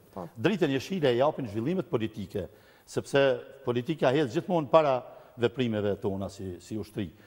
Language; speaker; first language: Albanian; native; Albanian